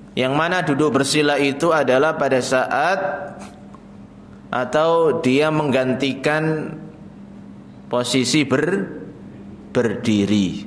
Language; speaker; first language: Indonesian; native; Indonesian